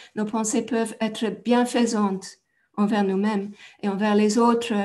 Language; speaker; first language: French; non-native, fluent; English